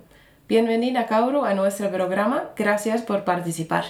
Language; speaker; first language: Spanish; non-native, fluent; Finnish